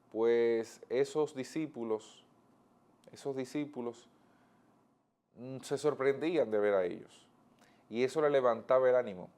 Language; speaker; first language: Spanish; native; Spanish